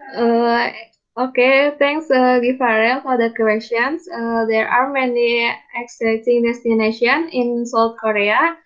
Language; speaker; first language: English; non-native, learner; Indonesian